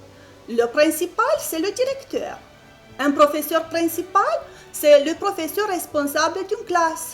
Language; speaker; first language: French; non-native, fluent; Romanian